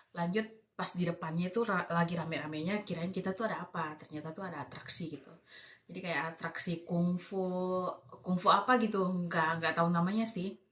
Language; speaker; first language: Indonesian; native; Indonesian